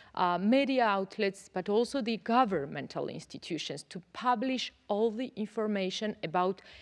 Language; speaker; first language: English; non-native, fluent; Georgian